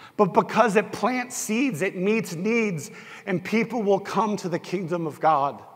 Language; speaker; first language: English; native; English